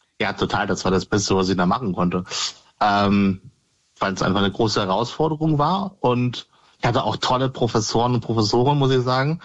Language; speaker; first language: German; native; German